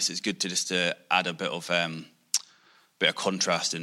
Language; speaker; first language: English; native; English